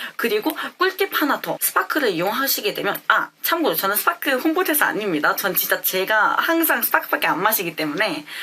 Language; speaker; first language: Korean; non-native, fluent; Romanian